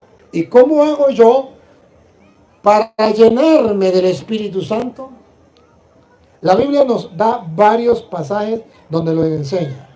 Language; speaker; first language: Spanish; native; Spanish